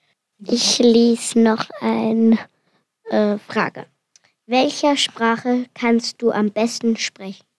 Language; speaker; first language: German; non-native, learner; Finnish